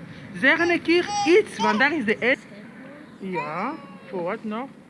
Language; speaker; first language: Dutch; early bilingual, other home language; Lingala